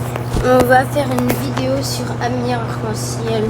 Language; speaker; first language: French; native; French